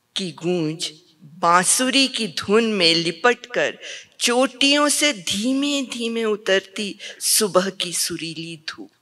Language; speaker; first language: Hindi; native; Hindi